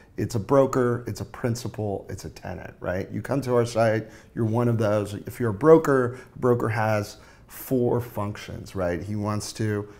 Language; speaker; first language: English; native; English